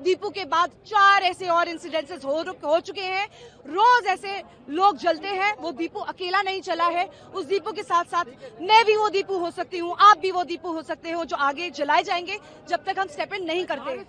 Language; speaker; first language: Hindi; native; Hindi